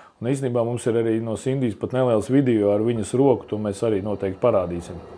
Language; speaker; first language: Latvian; native; Latvian